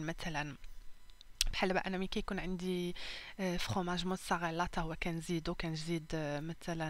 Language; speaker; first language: Arabic; native; Arabic